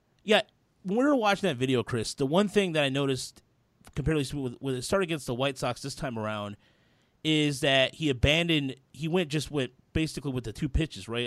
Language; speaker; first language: English; early bilingual, other home language; Spanish